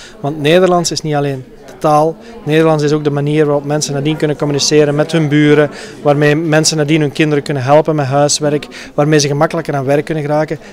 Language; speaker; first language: Dutch; native; Dutch